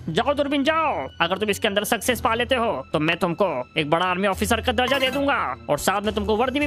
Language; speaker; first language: Hindi; native; Hindi